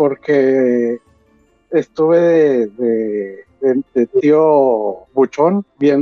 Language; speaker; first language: Spanish; native; Spanish